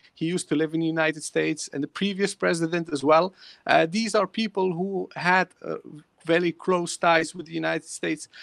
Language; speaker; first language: English; early bilingual, other home language; Persian